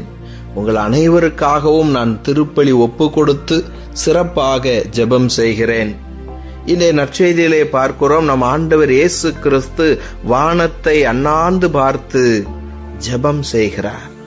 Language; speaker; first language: Tamil; native; Tamil